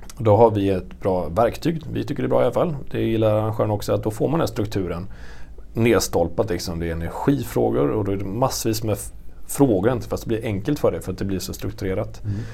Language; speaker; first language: Swedish; native; Swedish